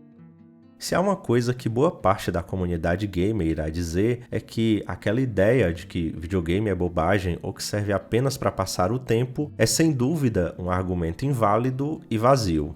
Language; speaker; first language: Portuguese; native; Portuguese